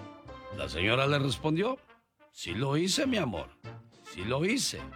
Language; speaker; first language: Spanish; native; Spanish